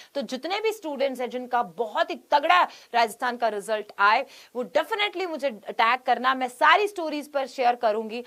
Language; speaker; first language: Hindi; native; Hindi